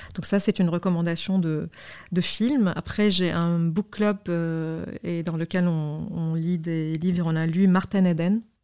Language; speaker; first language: French; non-native, local second language; Arabic